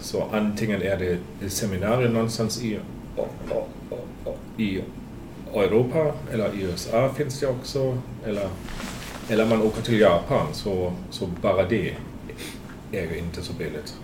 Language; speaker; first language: Swedish; non-native, fluent; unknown